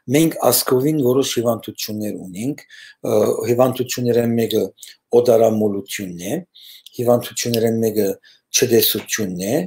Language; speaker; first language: Armenian; early bilingual, heritage; Armenian